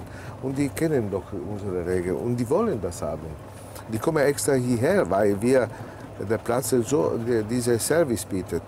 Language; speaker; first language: German; non-native, fluent; Italian